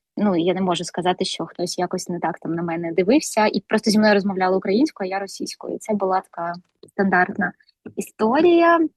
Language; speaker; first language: Ukrainian; non-native, local second language; Russian